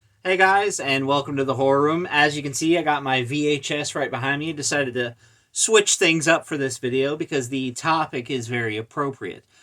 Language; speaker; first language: English; native; English